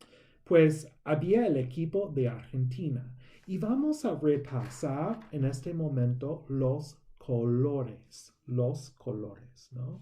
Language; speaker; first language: Spanish; non-native, fluent; English